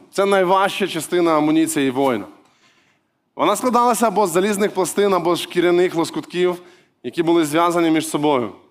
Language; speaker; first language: Ukrainian; non-native, local second language; Russian